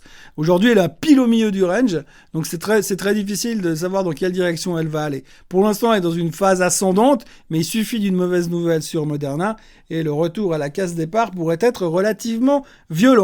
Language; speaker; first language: French; native; French